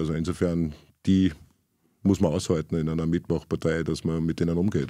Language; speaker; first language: German; native; German